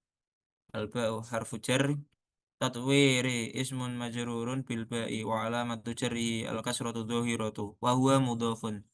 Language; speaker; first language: Arabic; non-native, learner; Indonesian